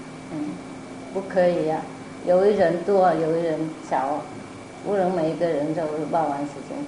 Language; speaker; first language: Chinese; non-native, fluent; Vietnamese